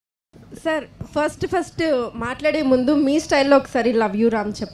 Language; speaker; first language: Telugu; native; Telugu